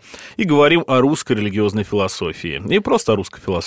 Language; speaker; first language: Russian; native; Russian